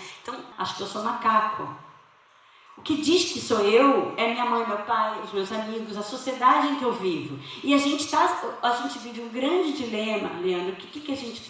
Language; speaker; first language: Portuguese; native; Portuguese